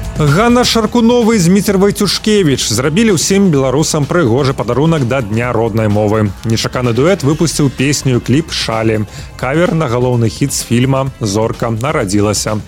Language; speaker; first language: Belarusian; native; Belarusian